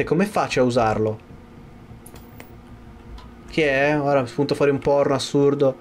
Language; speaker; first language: Italian; native; Italian